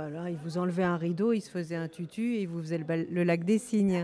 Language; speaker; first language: French; native; French